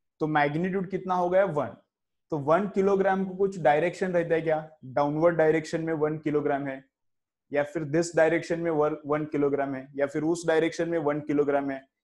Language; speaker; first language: Hindi; non-native, local second language; Marathi